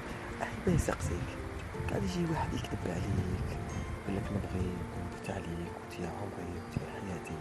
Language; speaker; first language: Arabic; native; Arabic